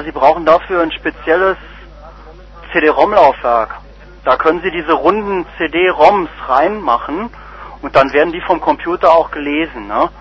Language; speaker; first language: German; native; German